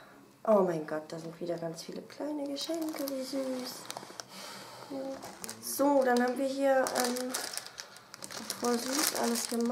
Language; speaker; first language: German; native; German